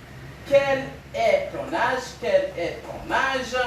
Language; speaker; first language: French; non-native, local second language; Haitian Creole